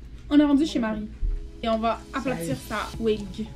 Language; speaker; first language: French; native; French